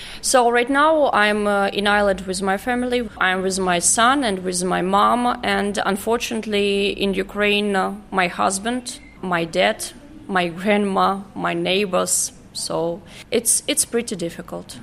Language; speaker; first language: English; non-native, fluent; Ukrainian